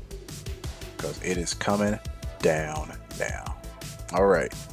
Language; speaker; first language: English; native; English